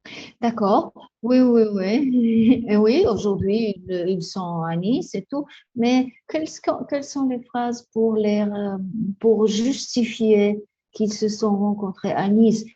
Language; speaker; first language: French; non-native, fluent; Spanish